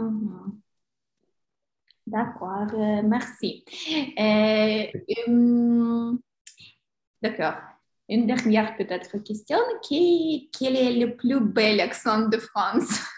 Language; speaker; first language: French; non-native, learner; Ukrainian